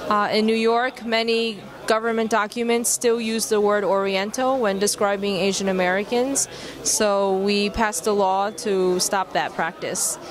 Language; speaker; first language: English; early bilingual, other home language; Chinese